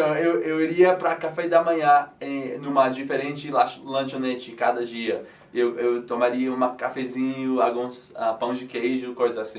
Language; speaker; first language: Portuguese; non-native, fluent; English